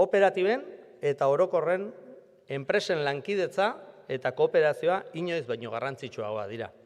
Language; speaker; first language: Basque; native; Basque